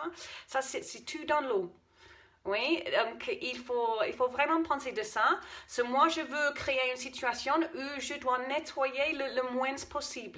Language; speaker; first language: French; non-native, fluent; English